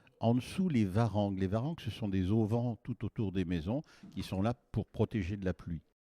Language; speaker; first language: French; native; French